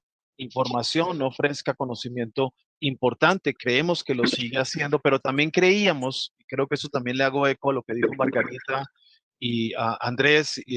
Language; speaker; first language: Spanish; native; Spanish